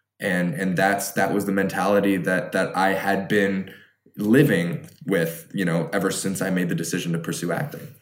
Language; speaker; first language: English; early bilingual, other home language; Chinese